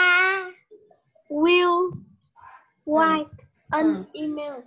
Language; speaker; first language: English; non-native, learner; Vietnamese